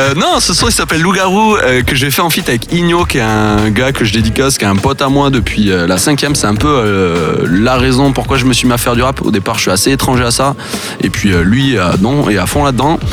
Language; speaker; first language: French; native; French